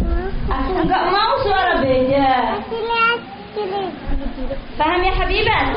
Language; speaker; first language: Indonesian; non-native, learner; Arabic